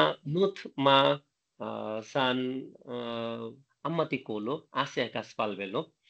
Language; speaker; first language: Finnish; non-native, learner; Bangla